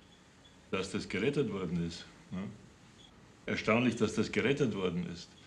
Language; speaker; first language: German; native; German